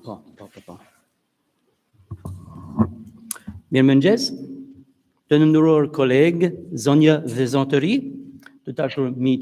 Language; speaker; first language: Albanian; non-native, fluent; German